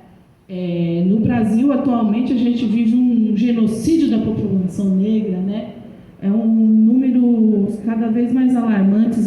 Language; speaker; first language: Portuguese; native; Portuguese